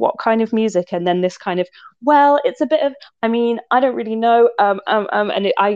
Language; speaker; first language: English; native; English